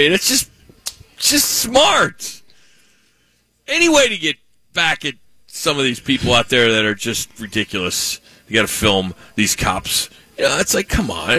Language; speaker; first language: English; native; English